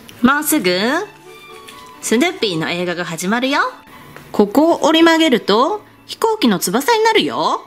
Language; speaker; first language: Japanese; native; Japanese